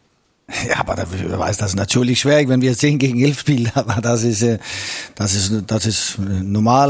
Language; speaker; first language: German; non-native, fluent; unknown